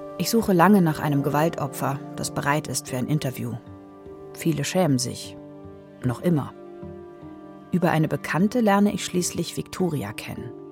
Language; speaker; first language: German; native; German